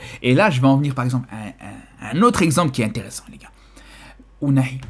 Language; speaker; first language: French; native; French